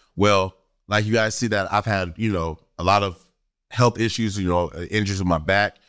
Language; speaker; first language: English; native; English